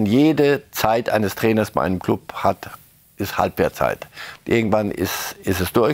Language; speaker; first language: German; native; German